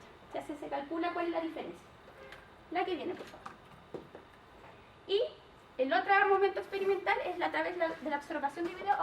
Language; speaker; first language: Spanish; native; Spanish